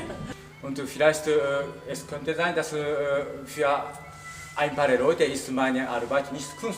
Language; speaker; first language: German; non-native, learner; Japanese